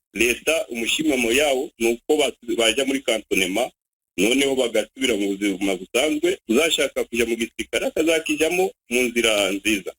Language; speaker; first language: Kinyarwanda; native; Kinyarwanda